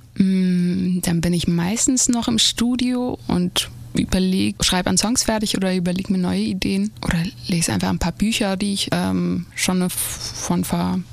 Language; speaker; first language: German; native; German